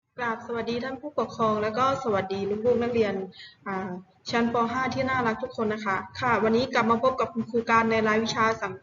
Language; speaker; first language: Thai; native; Thai